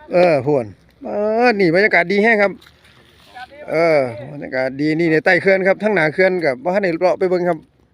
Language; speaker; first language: Thai; native; Thai